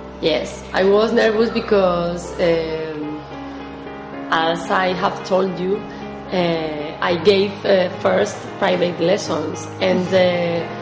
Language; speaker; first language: English; non-native, fluent; Spanish